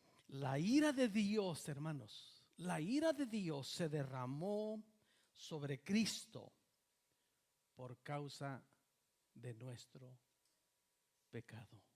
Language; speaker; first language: Spanish; native; Spanish